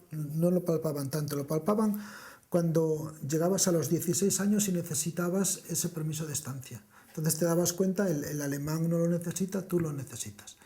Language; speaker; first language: Spanish; native; Spanish